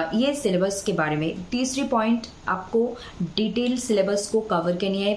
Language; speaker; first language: Hindi; non-native, local second language; Bangla